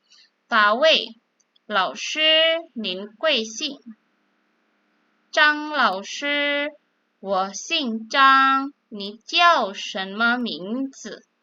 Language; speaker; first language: Chinese; non-native, fluent; Indonesian